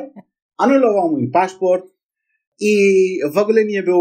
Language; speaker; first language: Polish; non-native, fluent; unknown